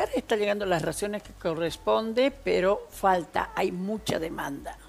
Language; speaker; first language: Spanish; native; Spanish